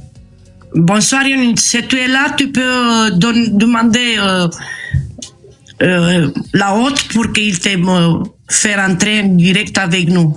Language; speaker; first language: French; non-native, learner; Romanian